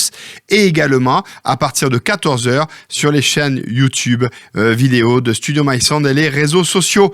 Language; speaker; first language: French; native; French